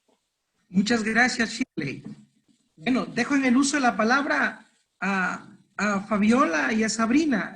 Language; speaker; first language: Spanish; native; Spanish